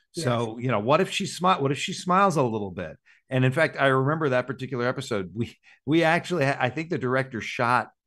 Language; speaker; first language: English; native; English